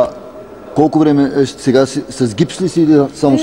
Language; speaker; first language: Bulgarian; native; Bulgarian